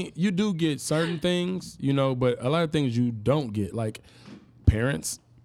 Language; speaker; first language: English; native; English